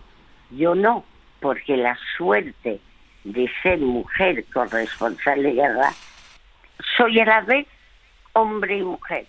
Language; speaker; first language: Spanish; early bilingual, other home language; French